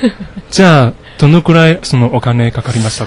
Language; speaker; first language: Japanese; non-native, learner; Chinese